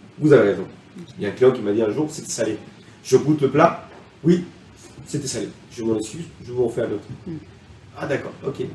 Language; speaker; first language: French; non-native, fluent; Spanish